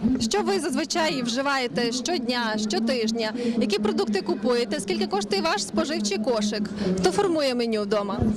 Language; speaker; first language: Ukrainian; native; Ukrainian